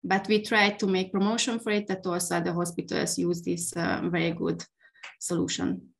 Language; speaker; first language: English; non-native, fluent; Hungarian